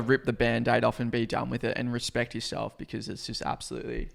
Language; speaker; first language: English; native; English